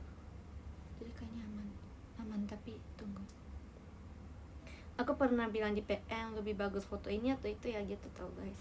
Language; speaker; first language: Indonesian; native; Indonesian